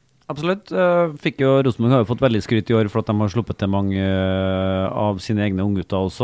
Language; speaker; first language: Norwegian; native; Norwegian